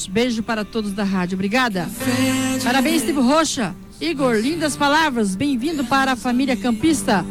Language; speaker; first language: Portuguese; native; Portuguese